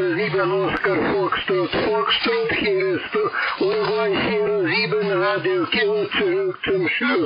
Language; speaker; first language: German; non-native, learner; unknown